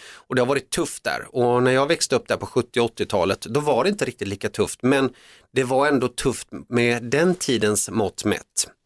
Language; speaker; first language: Swedish; early bilingual, other home language; Finnish